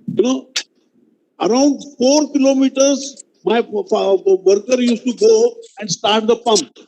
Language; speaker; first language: English; non-native, local second language; Marathi